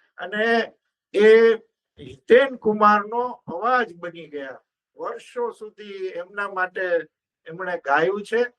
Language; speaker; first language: Gujarati; native; Gujarati